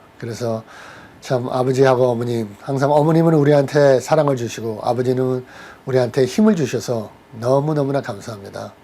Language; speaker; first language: Korean; early bilingual, heritage; Korean